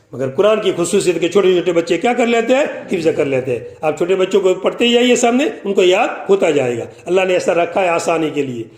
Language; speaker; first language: Urdu; non-native, local second language; Gujarati